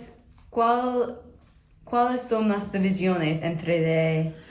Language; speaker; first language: Spanish; non-native, fluent; English